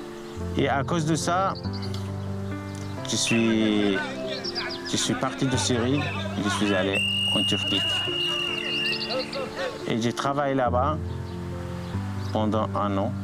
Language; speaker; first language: French; non-native, learner; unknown